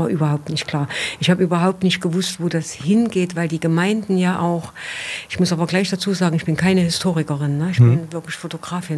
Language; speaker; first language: German; native; German